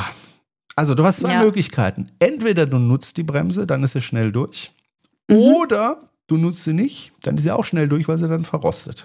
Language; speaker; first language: German; native; German